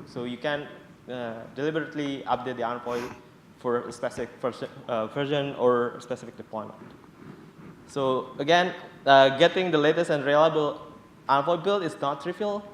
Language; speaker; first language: English; non-native, fluent; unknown